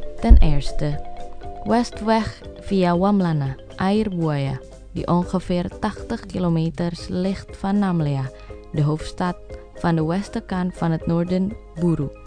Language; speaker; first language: Dutch; non-native, learner; Indonesian